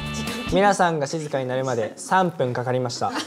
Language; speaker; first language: Japanese; native; Japanese